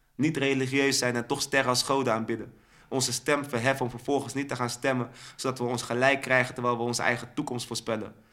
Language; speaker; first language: Dutch; early bilingual, other home language; Sranan Tongo